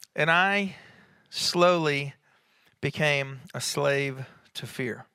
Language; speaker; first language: English; native; English